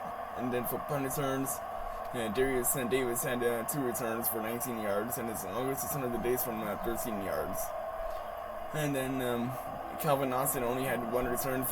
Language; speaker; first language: English; native; English